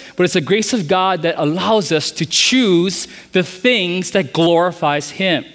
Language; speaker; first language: English; native; English